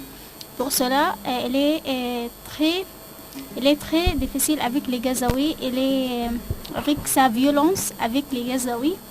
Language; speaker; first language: French; non-native, learner; Arabic